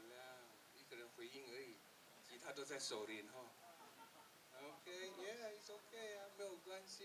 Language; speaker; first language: Chinese; native; Chinese